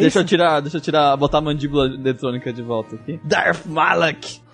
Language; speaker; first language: Portuguese; native; Portuguese